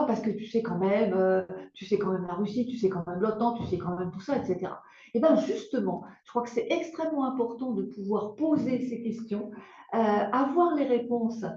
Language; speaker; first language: French; native; French